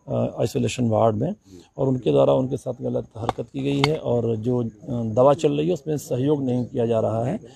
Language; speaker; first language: Hindi; native; Hindi